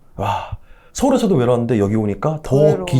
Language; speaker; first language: Korean; native; Korean